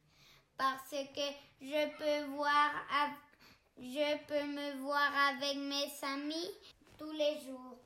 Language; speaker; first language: French; non-native, learner; Spanish